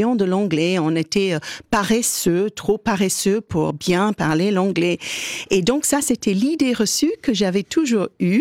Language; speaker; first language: French; native; French